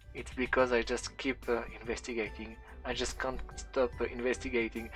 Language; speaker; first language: English; non-native, fluent; French